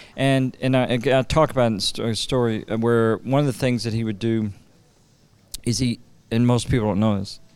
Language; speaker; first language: English; native; English